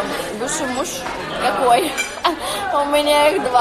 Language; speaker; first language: Russian; native; Russian